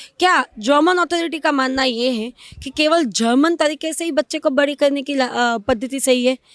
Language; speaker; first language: Hindi; non-native, local second language; Gujarati